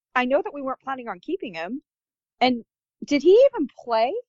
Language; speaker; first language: English; native; English